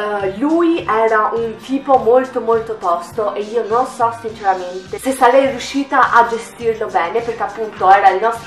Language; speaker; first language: Italian; native; Italian